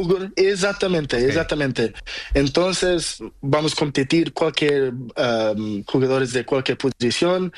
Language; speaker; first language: Spanish; non-native, learner; Portuguese